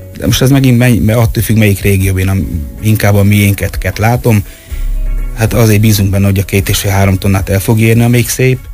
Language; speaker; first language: Hungarian; native; Hungarian